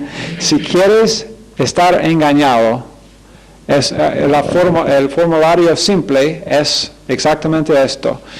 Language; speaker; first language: Spanish; non-native, fluent; English